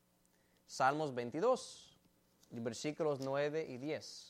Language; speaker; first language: Spanish; native; Spanish